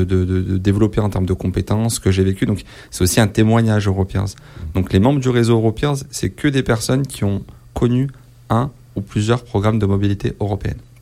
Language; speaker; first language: French; native; French